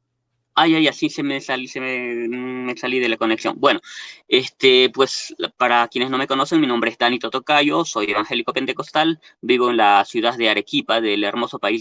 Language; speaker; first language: Spanish; native; Spanish